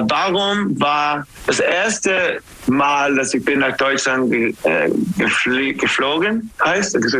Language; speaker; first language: German; non-native, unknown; English